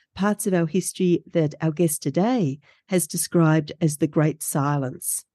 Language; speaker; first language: English; native; English